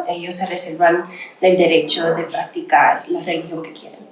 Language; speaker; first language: Spanish; early bilingual, other home language; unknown